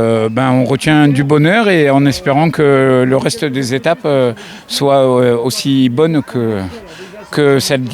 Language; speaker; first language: French; native; French